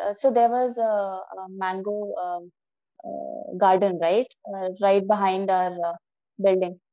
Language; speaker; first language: English; non-native, local second language; Hindi